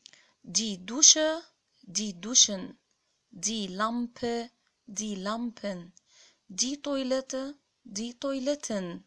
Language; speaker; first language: German; non-native, fluent; Arabic